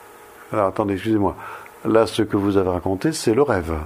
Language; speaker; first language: French; native; French